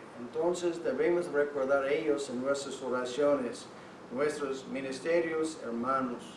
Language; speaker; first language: Spanish; non-native, fluent; English